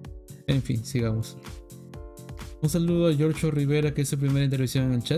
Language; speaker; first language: Spanish; native; Spanish